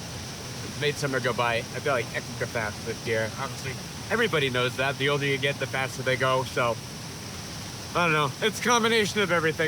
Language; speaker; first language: English; native; English